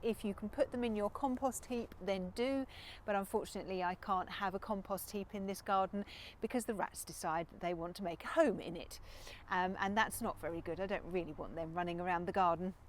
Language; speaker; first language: English; native; English